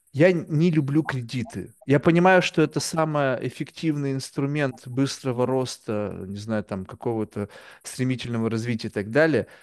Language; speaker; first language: Russian; native; Russian